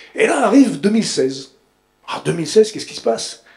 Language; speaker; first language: French; native; French